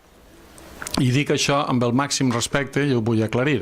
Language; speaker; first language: Catalan; native; Catalan